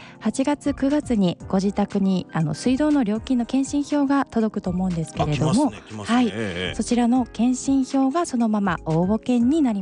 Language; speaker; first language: Japanese; native; Japanese